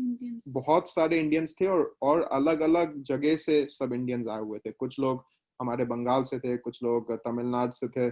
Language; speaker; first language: Hindi; native; Hindi